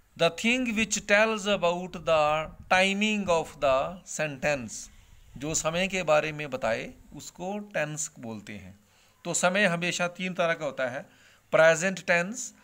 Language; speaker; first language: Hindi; non-native, local second language; Punjabi